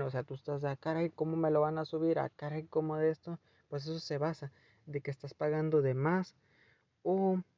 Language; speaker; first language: Spanish; native; Spanish